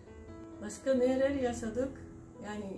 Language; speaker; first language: Turkish; non-native, fluent; Japanese